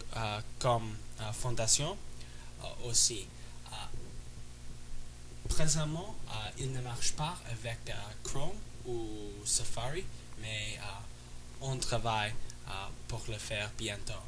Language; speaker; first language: French; non-native, learner; English